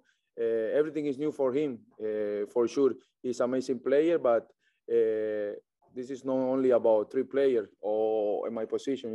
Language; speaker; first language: English; non-native, learner; Spanish